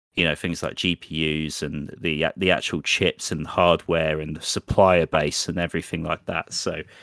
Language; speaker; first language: English; native; English